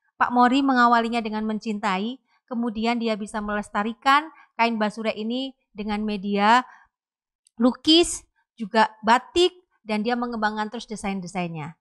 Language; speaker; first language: Indonesian; native; Indonesian